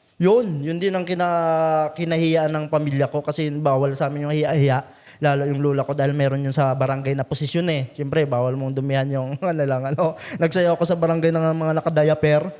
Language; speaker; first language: Filipino; native; Filipino